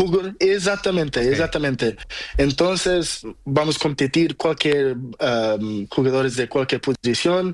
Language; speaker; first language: Spanish; non-native, learner; Portuguese